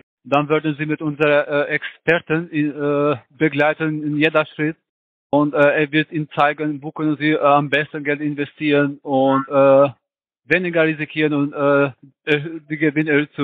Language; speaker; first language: German; non-native, fluent; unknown